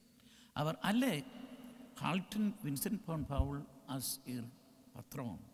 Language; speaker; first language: German; non-native, learner; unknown